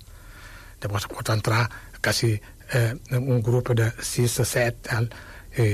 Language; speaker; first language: Catalan; non-native, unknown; Wolof